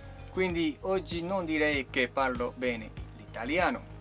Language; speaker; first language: Italian; non-native, learner; Chinese